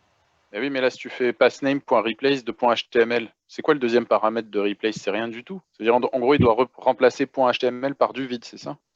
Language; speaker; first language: French; native; French